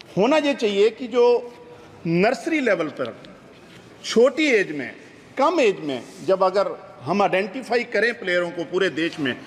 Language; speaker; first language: Hindi; non-native, local second language; Punjabi